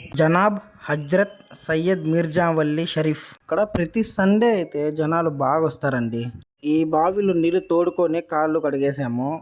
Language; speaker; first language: Telugu; non-native, local second language; Urdu